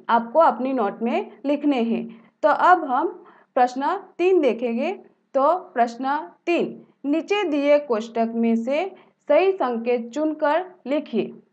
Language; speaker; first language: Hindi; non-native, local second language; Gujarati